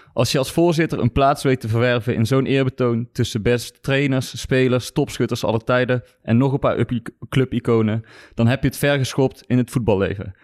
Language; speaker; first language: Dutch; native; Dutch